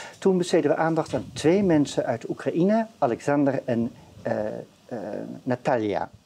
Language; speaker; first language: Dutch; native; Dutch